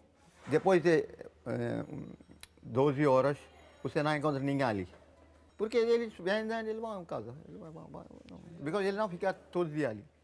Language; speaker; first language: Portuguese; non-native, local second language; Konkani